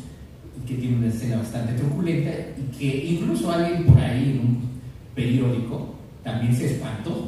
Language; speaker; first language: Spanish; native; Spanish